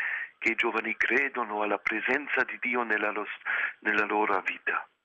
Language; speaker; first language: Italian; non-native, fluent; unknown